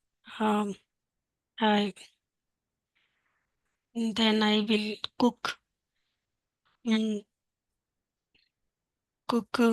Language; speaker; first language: English; non-native, learner; Hindi